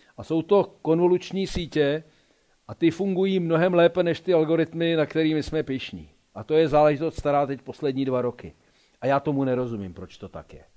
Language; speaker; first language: Czech; native; Czech